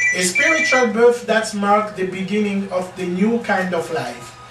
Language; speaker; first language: English; non-native, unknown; Lingala